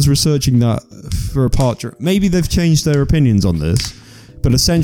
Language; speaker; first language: English; native; English